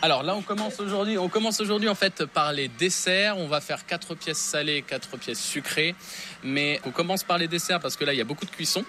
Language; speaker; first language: French; native; French